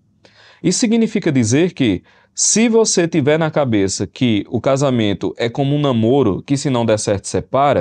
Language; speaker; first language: Portuguese; native; Portuguese